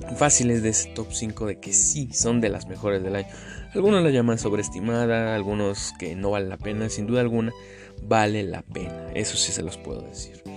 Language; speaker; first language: Spanish; native; Spanish